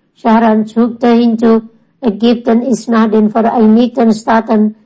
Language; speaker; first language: German; non-native, fluent; Indonesian